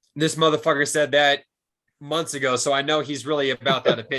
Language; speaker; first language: English; native; English